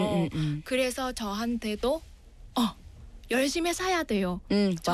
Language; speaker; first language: Korean; non-native, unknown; Vietnamese